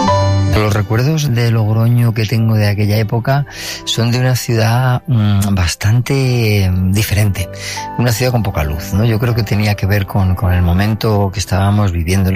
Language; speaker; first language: Spanish; native; Spanish